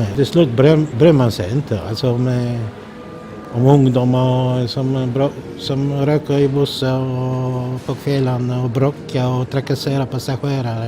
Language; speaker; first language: Swedish; non-native, fluent; Polish